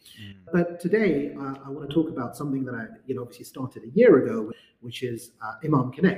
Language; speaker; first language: English; native; English